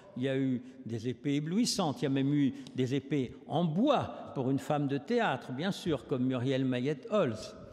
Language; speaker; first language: French; native; French